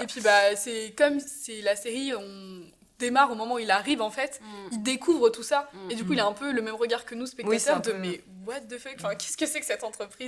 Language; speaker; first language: French; native; French